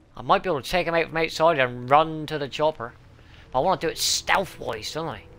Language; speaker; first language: English; native; English